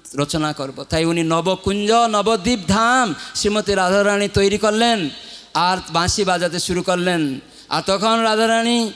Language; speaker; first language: Bangla; non-native, fluent; Odia